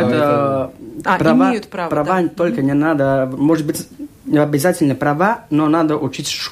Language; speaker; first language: Russian; non-native, local second language; Latvian